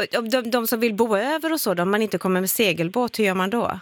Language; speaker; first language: Swedish; native; Swedish